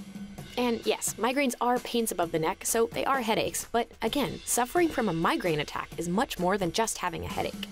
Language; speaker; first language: English; native; English